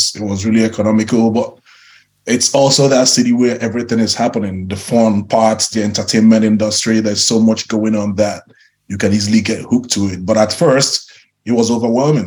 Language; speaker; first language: English; non-native, local second language; Igbo